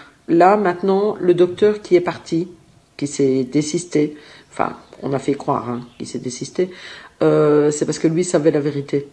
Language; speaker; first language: French; native; French